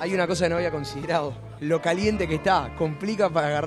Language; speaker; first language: Spanish; native; Spanish